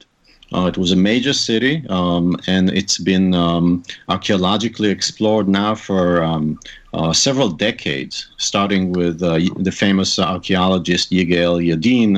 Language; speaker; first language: English; non-native, fluent; Hebrew